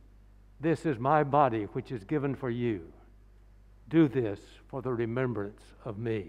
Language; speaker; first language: English; native; English